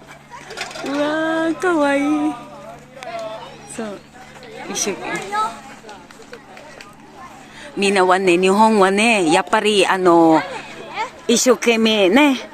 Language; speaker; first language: Japanese; non-native, learner; Filipino